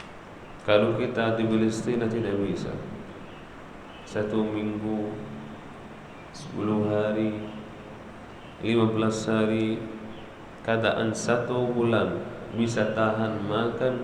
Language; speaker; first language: Indonesian; non-native, learner; Arabic